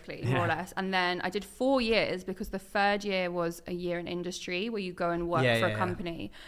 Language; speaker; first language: English; native; English